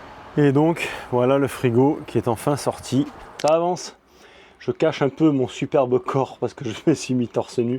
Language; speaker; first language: French; native; French